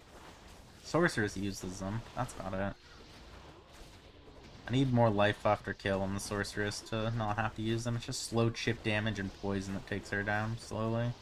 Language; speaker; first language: English; native; English